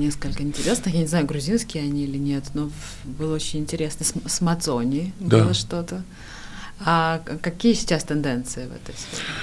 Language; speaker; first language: Russian; non-native, fluent; Georgian